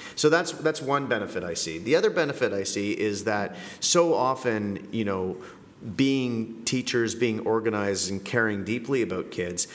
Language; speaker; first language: English; native; English